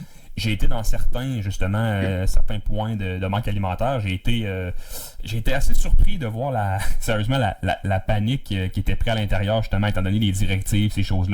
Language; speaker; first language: French; native; French